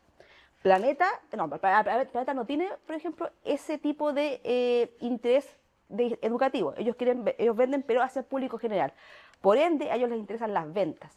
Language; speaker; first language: Spanish; native; Spanish